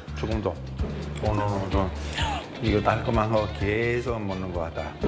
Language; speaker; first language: Korean; non-native, fluent; Italian